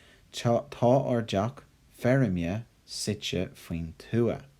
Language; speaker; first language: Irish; non-native, local second language; English